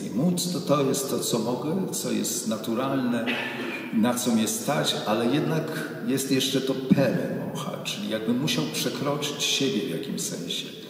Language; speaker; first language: Polish; native; Polish